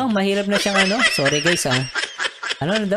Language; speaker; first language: Filipino; native; Filipino